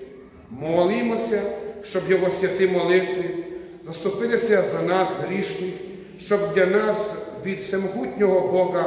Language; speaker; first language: Ukrainian; non-native, fluent; Croatian